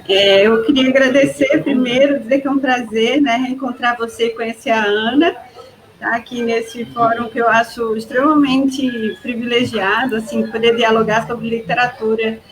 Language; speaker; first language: Portuguese; native; Portuguese